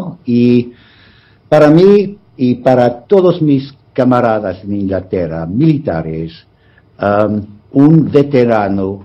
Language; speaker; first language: Spanish; non-native, fluent; English